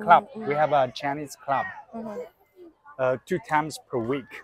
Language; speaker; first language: English; non-native, learner; Chinese